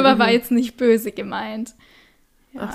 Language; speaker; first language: German; native; German